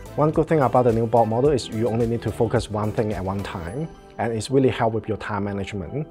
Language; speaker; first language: English; non-native, local second language; Cantonese